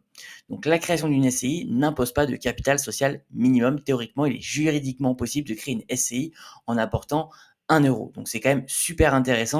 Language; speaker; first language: French; native; French